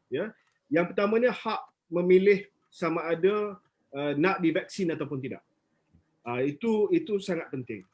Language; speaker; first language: Malay; native; Malay